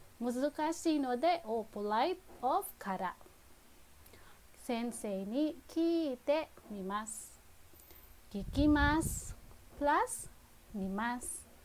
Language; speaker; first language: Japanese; non-native, fluent; Filipino